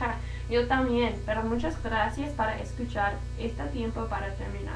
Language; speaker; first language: Spanish; non-native, learner; English